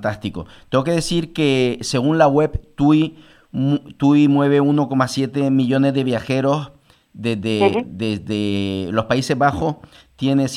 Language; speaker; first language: Spanish; native; Spanish